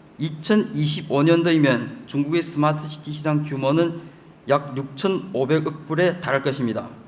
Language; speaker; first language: Korean; early bilingual, heritage; Chinese